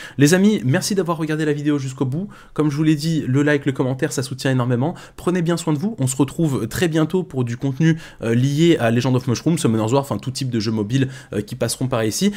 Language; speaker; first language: French; native; French